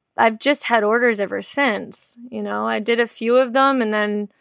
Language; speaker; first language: English; native; English